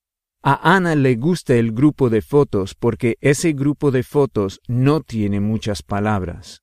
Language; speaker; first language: Spanish; non-native, fluent; English